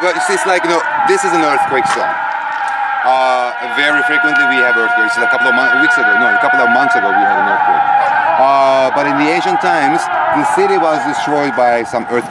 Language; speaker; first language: English; non-native, fluent; Turkish